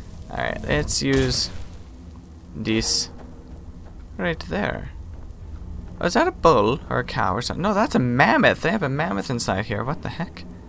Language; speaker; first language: English; native; English